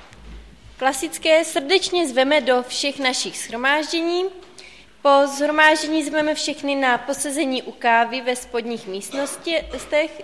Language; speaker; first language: Czech; native; Czech